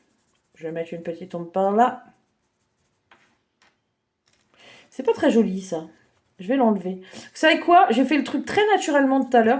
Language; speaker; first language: French; native; French